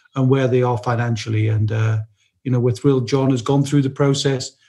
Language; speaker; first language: English; native; English